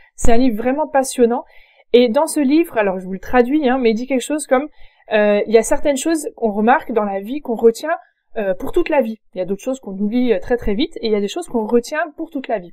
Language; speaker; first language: French; native; French